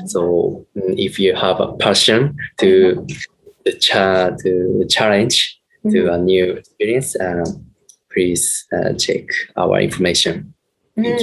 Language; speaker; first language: English; non-native, learner; Japanese